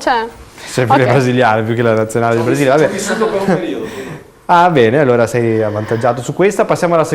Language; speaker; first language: Italian; native; Italian